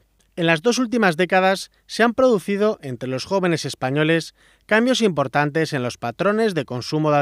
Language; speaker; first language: Spanish; native; Spanish